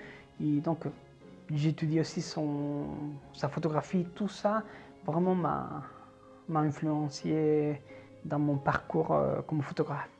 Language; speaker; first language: French; non-native, fluent; Spanish